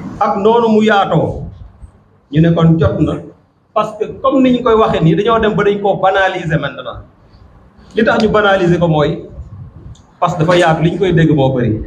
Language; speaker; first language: Wolof; non-native, local second language; Serer